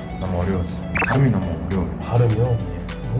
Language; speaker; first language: Korean; non-native, learner; Mongolian